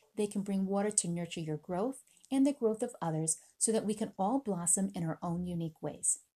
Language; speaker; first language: English; native; English